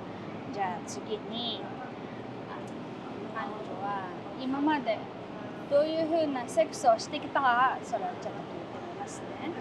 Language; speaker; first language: Japanese; non-native, fluent; Filipino